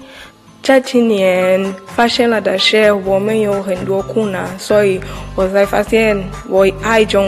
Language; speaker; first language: Chinese; non-native, learner; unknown